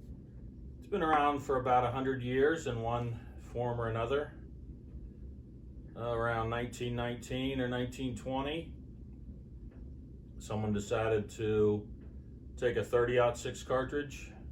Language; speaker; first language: English; native; English